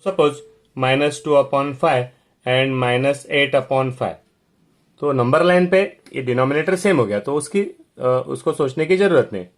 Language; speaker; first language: Hindi; non-native, local second language; Marathi